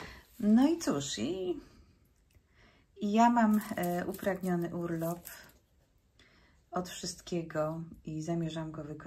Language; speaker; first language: Polish; native; Polish